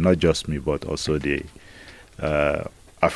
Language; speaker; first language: English; non-native, local second language; Igbo